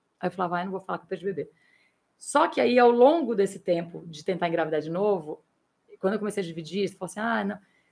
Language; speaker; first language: Portuguese; native; Portuguese